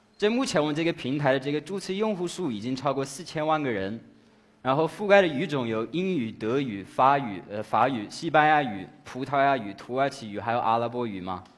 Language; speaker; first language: Chinese; non-native, fluent; English